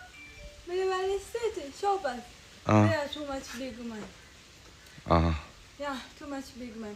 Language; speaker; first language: English; non-native, learner; Swahili